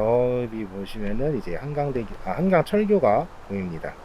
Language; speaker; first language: Korean; native; Korean